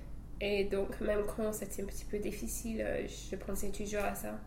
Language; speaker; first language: French; non-native, fluent; English